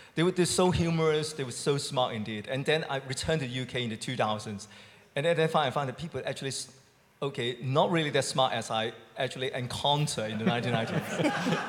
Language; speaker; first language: English; non-native, local second language; Cantonese